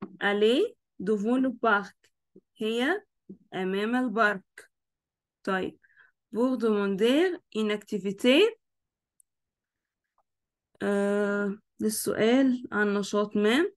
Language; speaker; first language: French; non-native, fluent; Arabic